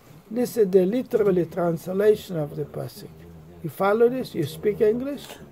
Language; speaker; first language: English; non-native, fluent; Hebrew